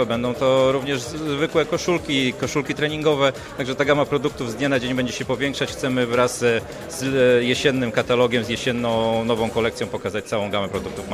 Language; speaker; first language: Polish; native; Polish